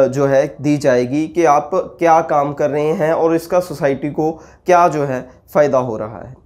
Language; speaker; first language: Hindi; non-native, local second language; Punjabi